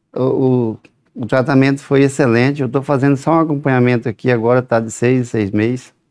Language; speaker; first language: Portuguese; native; Portuguese